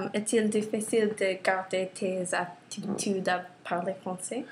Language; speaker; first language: French; non-native, learner; English